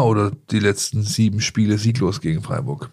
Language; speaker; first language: German; native; German